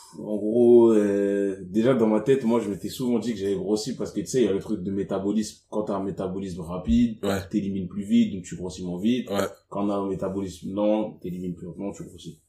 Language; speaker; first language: French; native; French